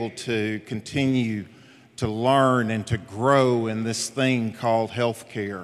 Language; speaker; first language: English; native; English